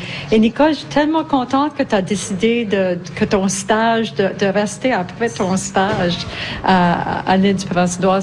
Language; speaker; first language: French; native; French